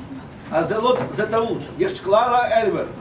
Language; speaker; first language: Hebrew; non-native, fluent; Russian